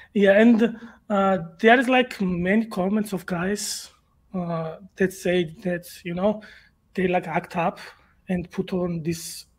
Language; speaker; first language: English; non-native, learner; Georgian